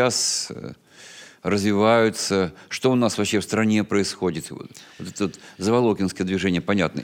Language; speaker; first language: Russian; native; Russian